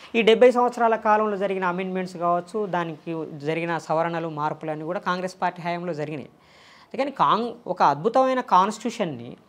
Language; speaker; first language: Telugu; native; Telugu